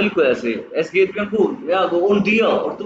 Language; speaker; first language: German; non-native, fluent; Urdu